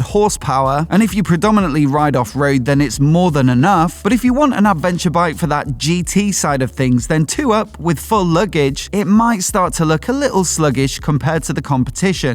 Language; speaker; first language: English; native; English